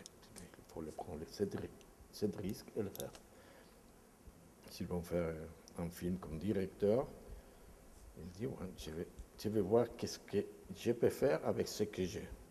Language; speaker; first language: French; non-native, fluent; Spanish